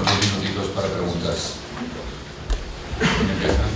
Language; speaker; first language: Spanish; native; Spanish